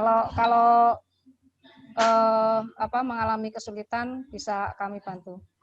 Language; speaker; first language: Indonesian; non-native, local second language; Javanese